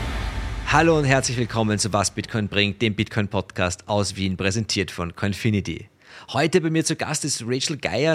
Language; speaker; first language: German; native; German